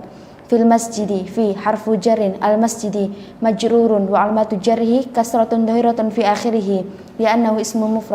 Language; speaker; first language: Arabic; non-native, learner; Indonesian